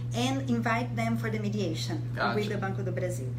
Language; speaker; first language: English; non-native, fluent; Portuguese